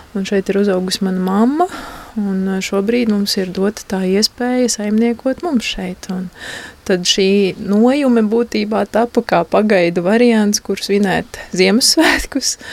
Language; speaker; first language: Latvian; native; Latvian